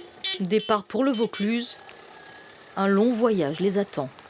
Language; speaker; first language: French; native; French